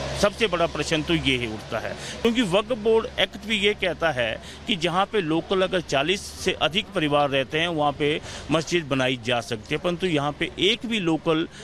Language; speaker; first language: Hindi; native; Hindi